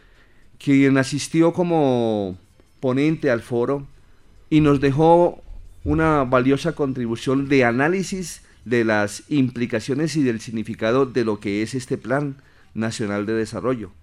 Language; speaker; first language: Spanish; native; Spanish